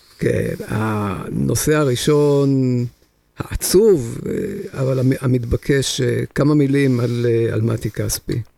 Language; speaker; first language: Hebrew; native; Hebrew